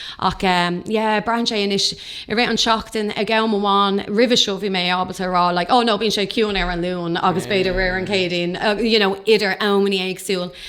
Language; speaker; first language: Irish; non-native, local second language; English